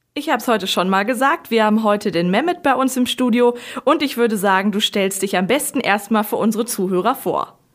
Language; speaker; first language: German; native; German